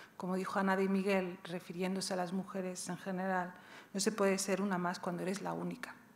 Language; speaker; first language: Spanish; early bilingual, other home language; Riffian